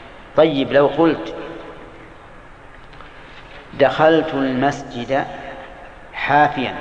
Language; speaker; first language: Arabic; native; Arabic